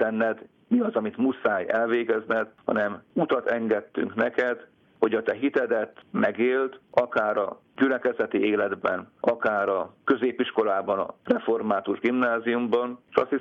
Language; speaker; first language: Hungarian; native; Hungarian